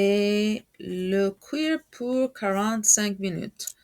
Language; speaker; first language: French; non-native, fluent; English